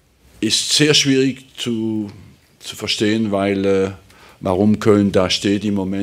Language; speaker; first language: German; non-native, fluent; French